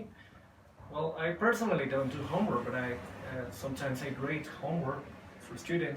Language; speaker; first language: English; non-native, fluent; Spanish